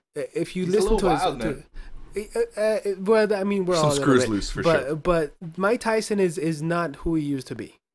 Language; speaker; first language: English; early bilingual, other home language; Spanish